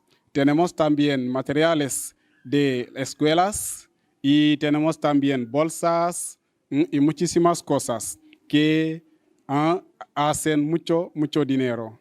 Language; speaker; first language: Spanish; non-native, learner; Wolof